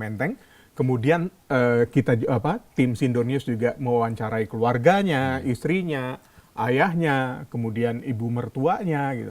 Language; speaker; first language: Indonesian; native; Indonesian